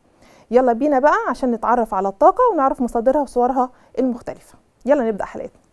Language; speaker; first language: Arabic; native; Arabic